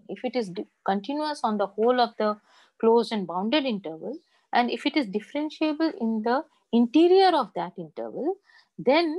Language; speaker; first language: English; non-native, local second language; Bangla